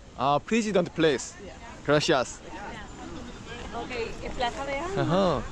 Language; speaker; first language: English; non-native, learner; Korean